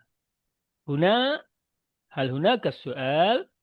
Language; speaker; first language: Arabic; non-native, fluent; Indonesian